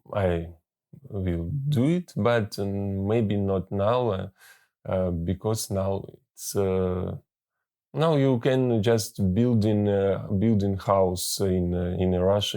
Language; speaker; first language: English; non-native, learner; Russian